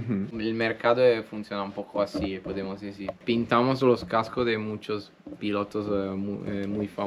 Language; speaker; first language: Spanish; non-native, learner; Italian